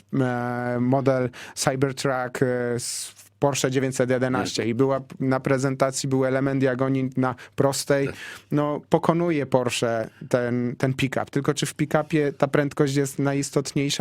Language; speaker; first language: Polish; native; Polish